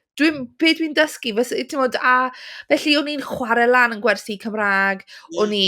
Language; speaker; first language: Welsh; non-native, local second language; English